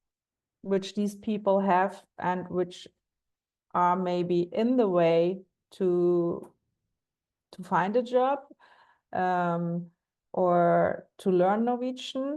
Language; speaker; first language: English; non-native, fluent; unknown